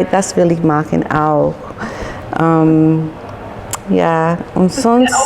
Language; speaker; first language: German; non-native, learner; English